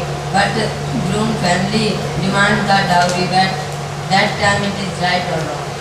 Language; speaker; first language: English; non-native, learner; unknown